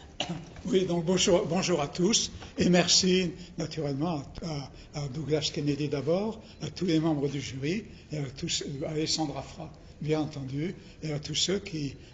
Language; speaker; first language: French; native; French